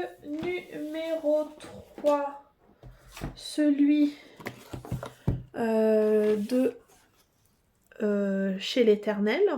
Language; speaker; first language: French; native; French